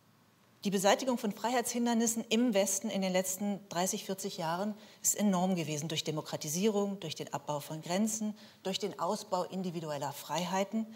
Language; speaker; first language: German; native; German